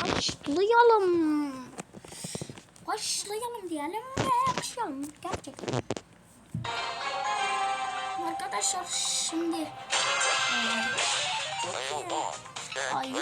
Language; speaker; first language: Turkish; non-native, learner; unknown